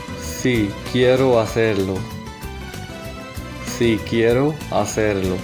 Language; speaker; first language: Spanish; non-native, fluent; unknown